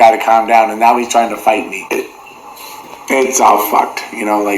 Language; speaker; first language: English; native; English